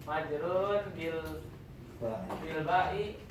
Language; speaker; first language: Arabic; non-native, learner; Indonesian